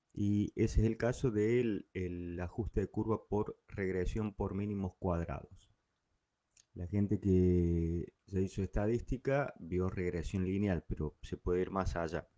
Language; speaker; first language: Spanish; native; Spanish